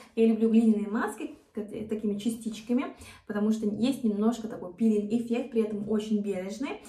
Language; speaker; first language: Russian; non-native, fluent; Korean